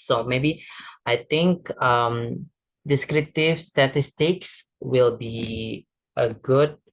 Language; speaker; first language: English; non-native, fluent; Indonesian